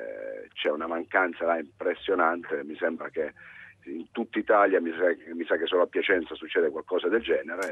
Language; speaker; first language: Italian; native; Italian